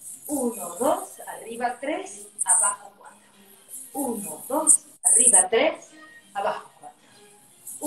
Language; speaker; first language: Spanish; native; Spanish